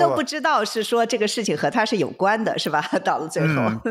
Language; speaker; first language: Chinese; native; Chinese